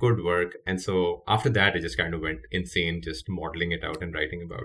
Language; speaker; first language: English; non-native, local second language; Urdu